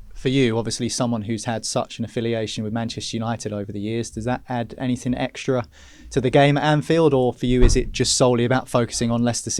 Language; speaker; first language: English; native; English